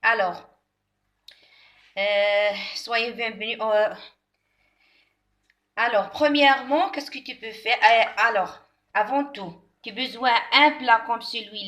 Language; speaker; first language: French; non-native, local second language; Arabic